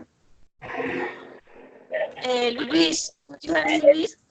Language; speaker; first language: English; non-native, learner; Spanish